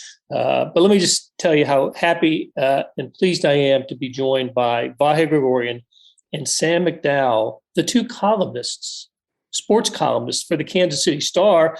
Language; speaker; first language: English; native; English